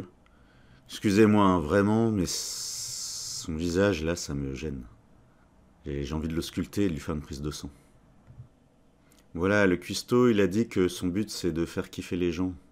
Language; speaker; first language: French; native; French